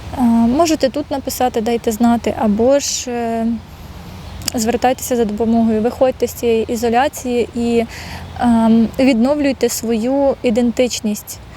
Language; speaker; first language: Ukrainian; native; Ukrainian